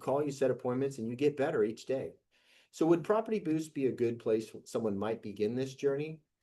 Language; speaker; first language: English; native; English